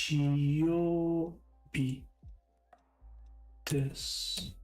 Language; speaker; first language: Japanese; non-native, learner; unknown